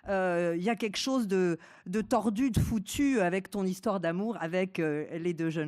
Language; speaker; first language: French; native; French